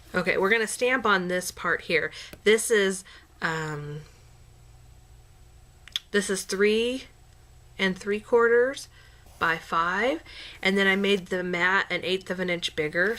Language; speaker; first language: English; native; English